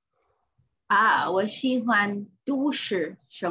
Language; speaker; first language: Chinese; non-native, learner; English